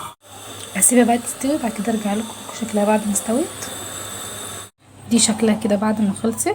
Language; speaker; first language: Arabic; native; Arabic